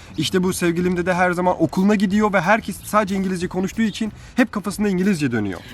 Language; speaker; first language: Turkish; native; Turkish